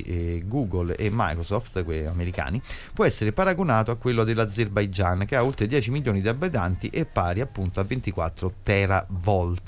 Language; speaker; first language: Italian; native; Italian